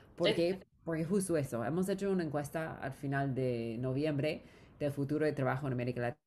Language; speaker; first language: Spanish; non-native, fluent; English